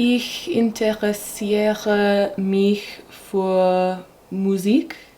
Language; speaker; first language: German; non-native, learner; English